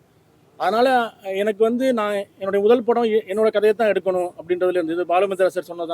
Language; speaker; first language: Tamil; native; Tamil